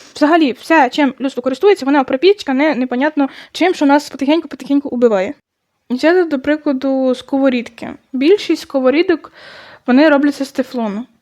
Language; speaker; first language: Ukrainian; non-native, local second language; Russian